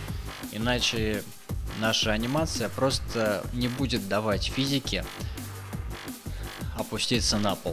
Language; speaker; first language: Russian; native; Russian